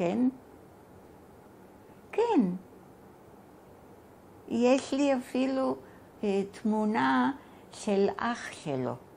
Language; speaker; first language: Hebrew; non-native, fluent; Bulgarian